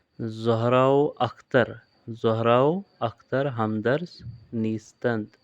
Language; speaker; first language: Persian; non-native, fluent; Urdu